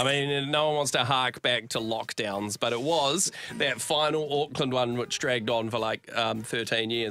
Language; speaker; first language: English; native; English